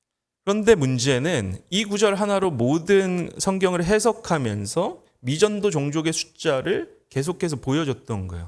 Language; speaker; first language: Korean; native; Korean